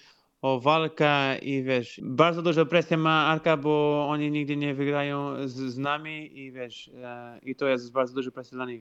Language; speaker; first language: Polish; non-native, fluent; Portuguese